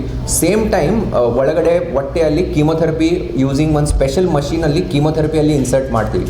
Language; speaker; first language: Kannada; non-native, fluent; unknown